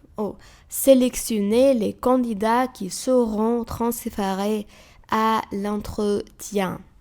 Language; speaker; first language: French; non-native, fluent; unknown